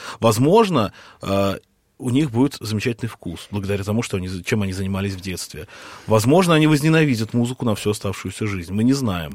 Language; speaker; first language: Russian; native; Russian